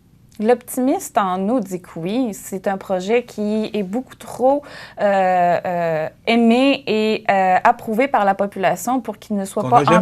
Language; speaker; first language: French; native; French